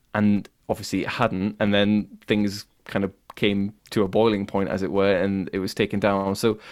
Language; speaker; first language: English; native; English